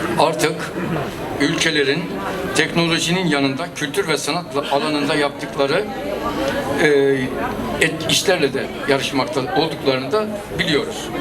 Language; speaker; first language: Turkish; native; Turkish